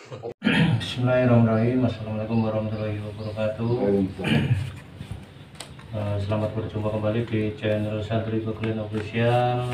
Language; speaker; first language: Indonesian; non-native, local second language; Javanese